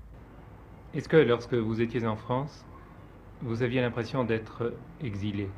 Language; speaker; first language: French; native; French